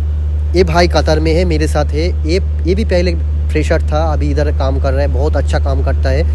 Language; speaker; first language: Hindi; non-native, local second language; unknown